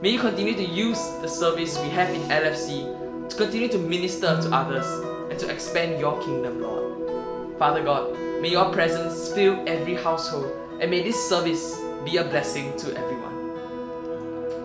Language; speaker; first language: English; non-native, local second language; Chinese